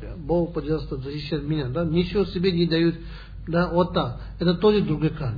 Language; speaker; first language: Russian; non-native, learner; Tibetan